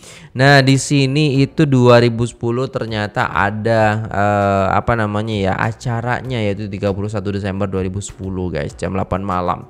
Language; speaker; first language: Indonesian; native; Indonesian